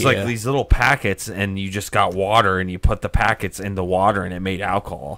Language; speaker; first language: English; native; English